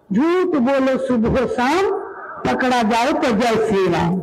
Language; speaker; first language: Hindi; non-native, local second language; Bangla